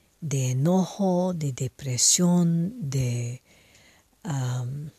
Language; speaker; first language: Spanish; non-native, fluent; French